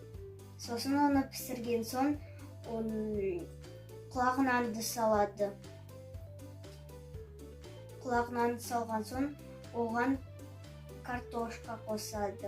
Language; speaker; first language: Kazakh; non-native, local second language; Russian